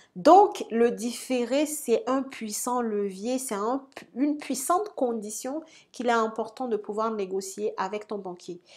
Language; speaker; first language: French; native; French